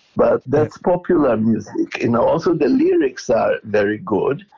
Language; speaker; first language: English; non-native, fluent; Portuguese